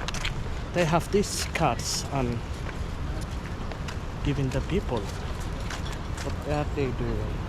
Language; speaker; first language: English; non-native, fluent; Somali